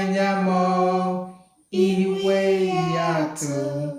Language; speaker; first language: Igbo; non-native, learner; English